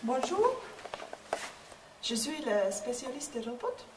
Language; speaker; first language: French; non-native, learner; Finnish